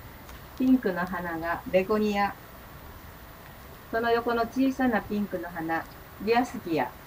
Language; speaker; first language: Japanese; native; Japanese